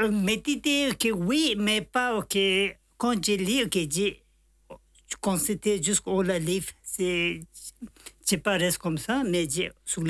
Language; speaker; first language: French; non-native, learner; Tibetan